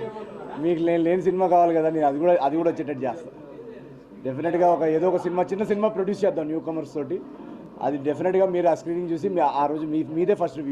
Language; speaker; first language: Telugu; native; Telugu